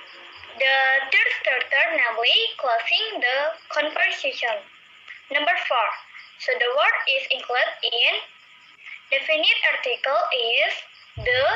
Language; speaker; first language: English; non-native, learner; Indonesian